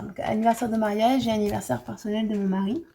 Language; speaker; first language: French; native; French